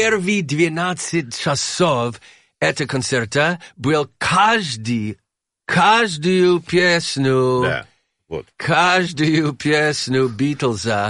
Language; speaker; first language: Russian; non-native, learner; English